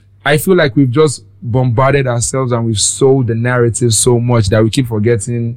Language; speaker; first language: English; non-native, local second language; Yoruba